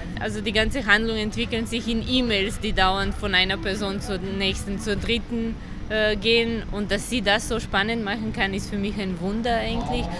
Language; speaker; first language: German; non-native, fluent; Serbian